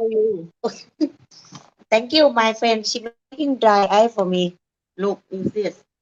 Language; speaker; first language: English; non-native, learner; Thai